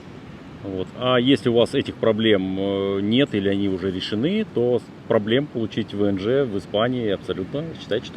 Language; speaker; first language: Russian; native; Russian